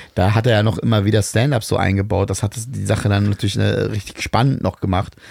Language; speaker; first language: German; native; German